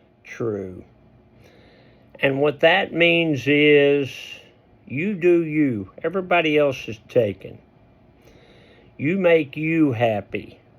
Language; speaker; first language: English; native; English